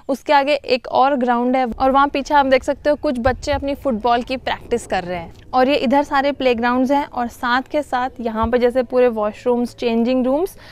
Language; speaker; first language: Hindi; native; Hindi